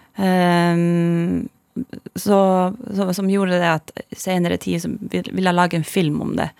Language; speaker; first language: Norwegian; non-native, local second language; Northern Sami